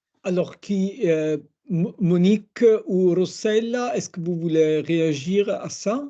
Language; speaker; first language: French; non-native, fluent; Italian